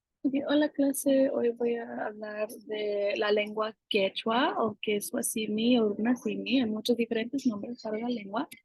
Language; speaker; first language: Spanish; non-native, fluent; English